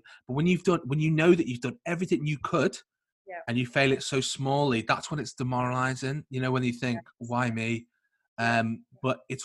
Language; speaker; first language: English; native; English